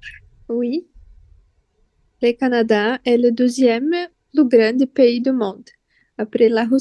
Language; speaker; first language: French; non-native, learner; Portuguese